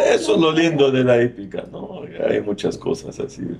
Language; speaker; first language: Spanish; non-native, fluent; Arabic